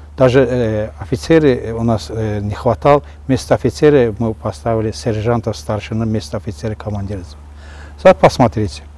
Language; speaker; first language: Russian; non-native, local second language; Azerbaijani